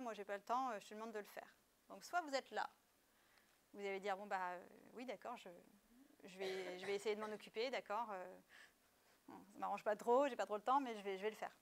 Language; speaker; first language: French; native; French